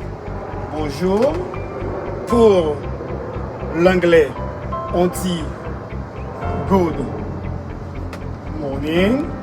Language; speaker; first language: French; non-native, local second language; Haitian Creole